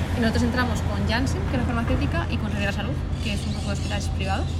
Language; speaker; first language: Spanish; native; Spanish